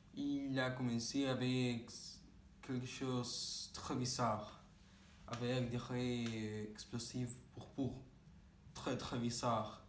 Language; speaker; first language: French; non-native, learner; Spanish